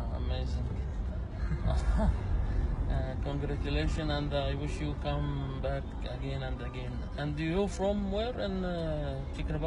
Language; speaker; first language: English; non-native, learner; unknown